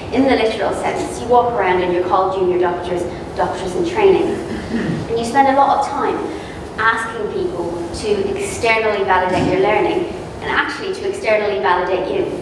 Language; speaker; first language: English; native; English